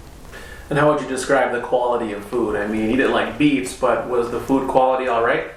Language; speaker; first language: English; native; English